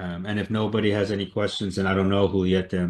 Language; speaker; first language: English; native; English